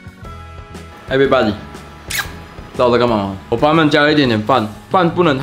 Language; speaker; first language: Chinese; native; Chinese